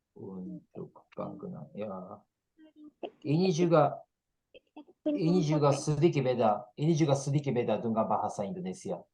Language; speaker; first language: Indonesian; non-native, learner; Japanese